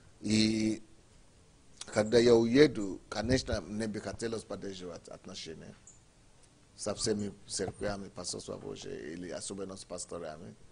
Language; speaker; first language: Russian; non-native, fluent; Yoruba